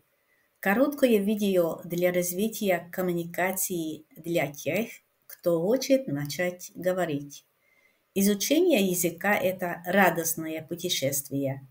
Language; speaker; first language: Russian; non-native, fluent; Hungarian